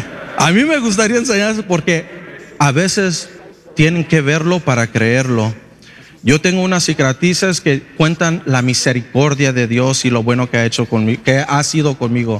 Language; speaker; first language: Spanish; early bilingual, heritage; Spanish